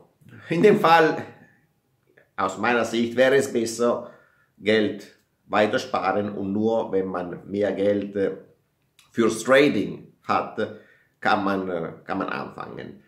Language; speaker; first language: German; non-native, fluent; Italian